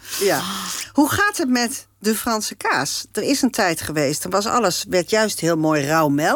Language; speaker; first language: Dutch; native; Dutch